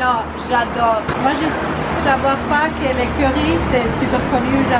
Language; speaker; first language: French; non-native, learner; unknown